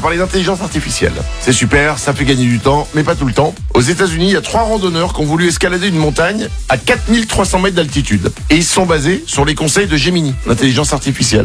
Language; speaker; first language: French; native; French